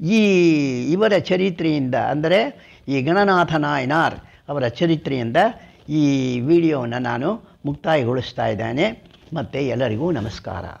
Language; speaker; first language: Kannada; non-native, local second language; Tamil